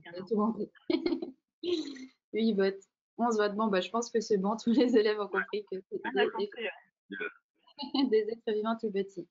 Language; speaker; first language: French; native; French